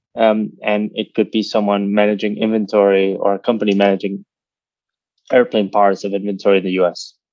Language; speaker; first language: English; native; English